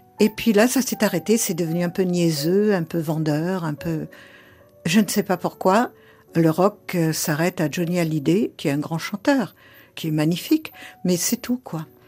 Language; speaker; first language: French; early bilingual, other home language; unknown